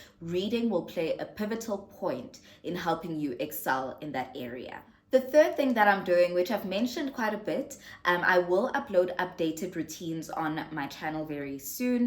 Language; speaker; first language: English; non-native, local second language; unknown